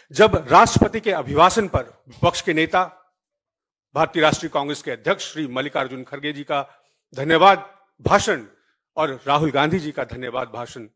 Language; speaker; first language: Hindi; native; Hindi